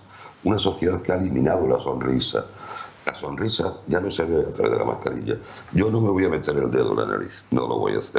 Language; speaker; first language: Spanish; native; Spanish